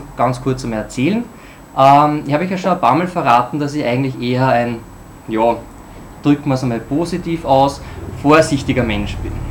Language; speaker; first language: German; native; German